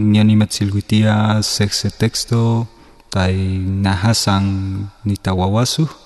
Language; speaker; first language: Spanish; native; Spanish